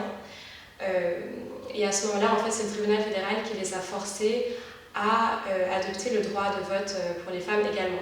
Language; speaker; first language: French; native; French